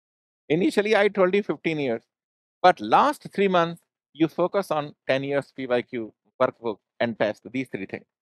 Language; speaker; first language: English; non-native, local second language; Hindi